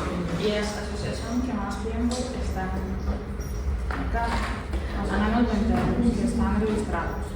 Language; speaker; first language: Spanish; non-native, fluent; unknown